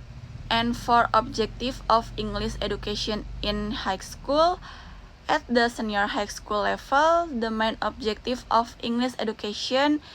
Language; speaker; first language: English; non-native, learner; Indonesian